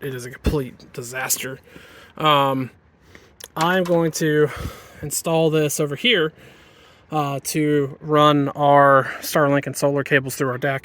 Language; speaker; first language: English; native; English